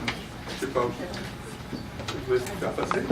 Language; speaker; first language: French; native; French